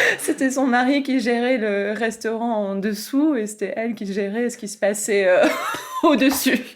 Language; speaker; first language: French; non-native, fluent; English